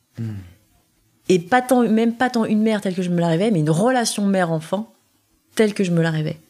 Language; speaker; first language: French; native; French